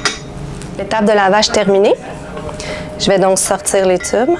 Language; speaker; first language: French; native; French